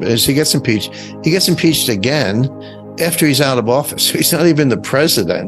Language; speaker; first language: English; native; English